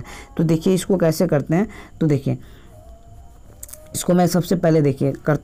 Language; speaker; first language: Hindi; native; Hindi